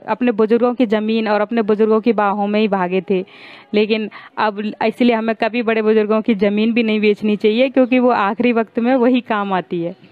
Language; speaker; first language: Hindi; native; Hindi